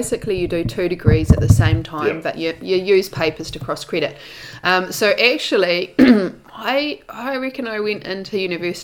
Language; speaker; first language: English; native; English